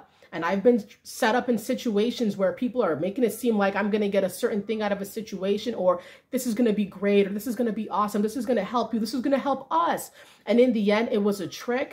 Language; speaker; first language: English; native; English